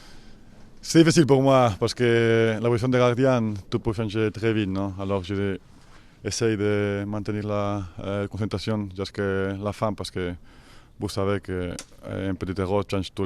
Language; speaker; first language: French; non-native, fluent; Spanish